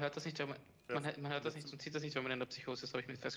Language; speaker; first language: German; native; German